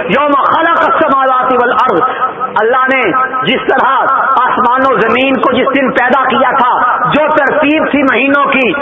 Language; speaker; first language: Urdu; native; Urdu